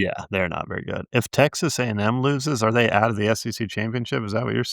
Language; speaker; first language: English; native; English